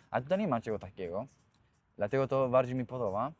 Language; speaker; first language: Polish; non-native, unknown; Spanish